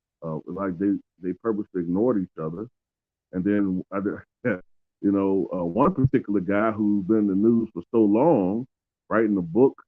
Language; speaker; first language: English; native; English